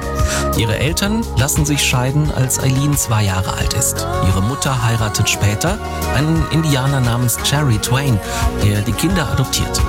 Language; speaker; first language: German; native; German